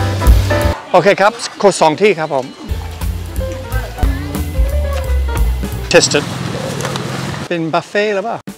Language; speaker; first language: Thai; non-native, fluent; English